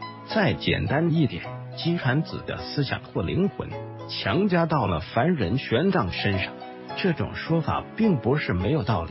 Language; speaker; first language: Chinese; native; Chinese